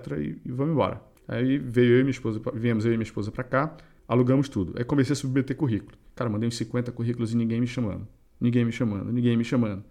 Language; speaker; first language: Portuguese; native; Portuguese